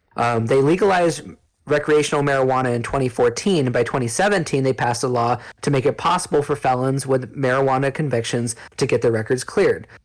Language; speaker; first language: English; native; English